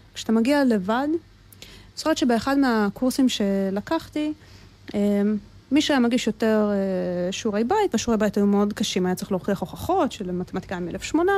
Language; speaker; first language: Hebrew; early bilingual, other home language; Russian